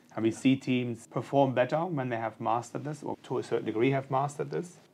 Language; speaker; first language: English; non-native, fluent; German